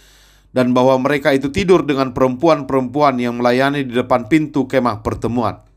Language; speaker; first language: Indonesian; native; Indonesian